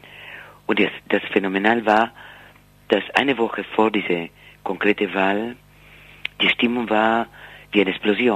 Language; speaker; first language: German; non-native, fluent; Spanish